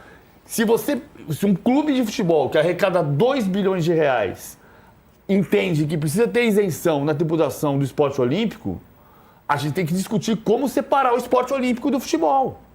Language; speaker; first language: Portuguese; native; Portuguese